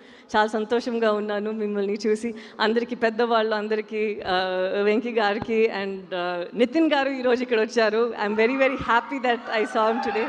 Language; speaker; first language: Telugu; non-native, fluent; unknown